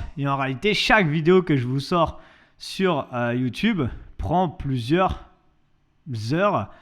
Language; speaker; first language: French; native; French